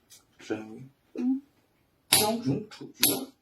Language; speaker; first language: Chinese; native; Chinese